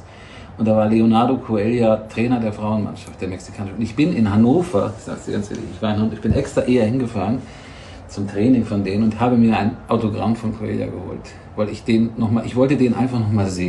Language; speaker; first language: German; native; German